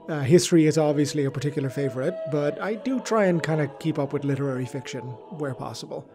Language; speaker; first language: English; native; English